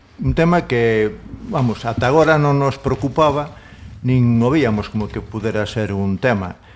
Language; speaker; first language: Galician; non-native, local second language; Spanish